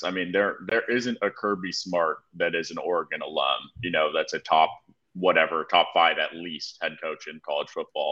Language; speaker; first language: English; native; English